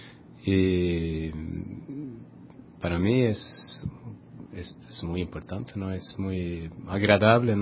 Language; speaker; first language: Spanish; non-native, fluent; Swedish